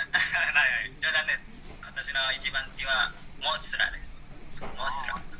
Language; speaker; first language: Japanese; non-native, learner; Indonesian